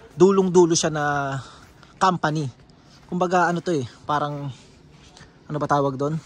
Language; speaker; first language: Filipino; native; Filipino